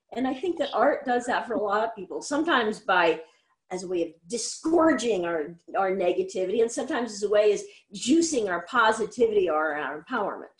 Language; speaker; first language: English; native; English